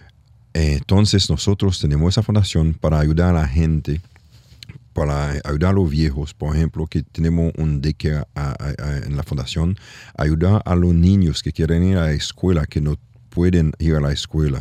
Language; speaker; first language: Spanish; non-native, learner; French